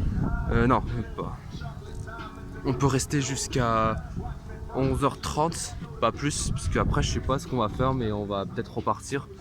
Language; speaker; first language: French; native; French